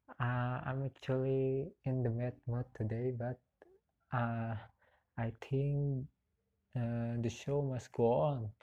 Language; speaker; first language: English; non-native, learner; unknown